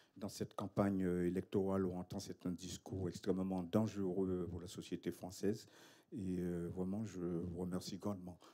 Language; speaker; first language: French; native; French